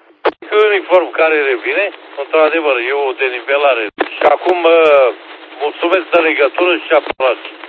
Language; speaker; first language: Romanian; native; Romanian